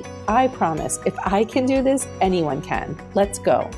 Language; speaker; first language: English; native; English